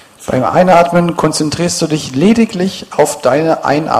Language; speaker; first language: German; native; German